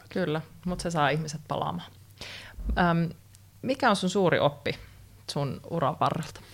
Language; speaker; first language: Finnish; native; Finnish